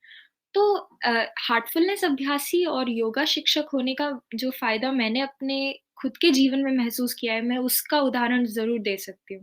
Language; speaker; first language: Hindi; native; Hindi